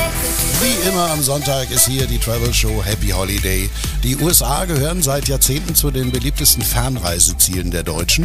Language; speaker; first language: German; native; German